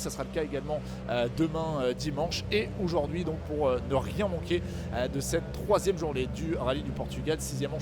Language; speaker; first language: French; native; French